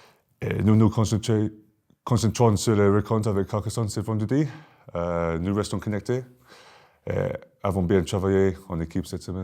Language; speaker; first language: French; non-native, learner; English